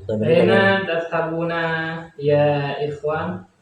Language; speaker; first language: Arabic; non-native, learner; Indonesian